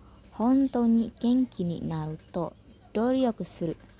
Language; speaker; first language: Japanese; non-native, learner; Indonesian